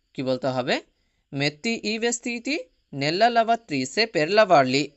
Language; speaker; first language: Italian; non-native, fluent; Bangla